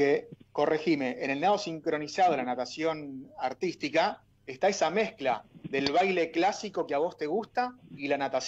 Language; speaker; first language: Spanish; native; Spanish